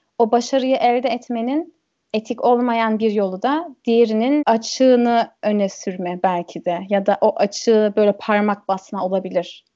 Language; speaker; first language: Turkish; early bilingual, heritage; Turkish